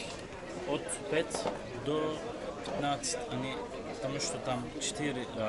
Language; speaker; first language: Russian; non-native, learner; Turkish